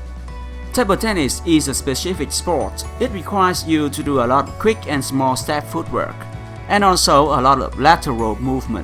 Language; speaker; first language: English; non-native, fluent; Vietnamese